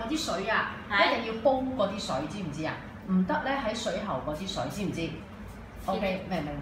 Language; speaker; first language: Cantonese; native; Cantonese